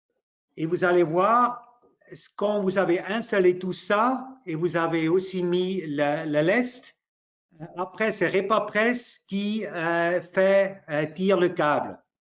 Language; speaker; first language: French; non-native, local second language; German